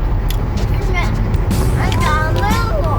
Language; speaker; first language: Korean; early bilingual, heritage; Korean